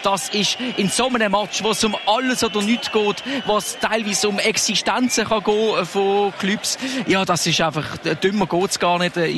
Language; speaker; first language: German; native; German